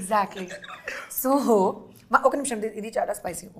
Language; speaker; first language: Telugu; non-native, fluent; Hindi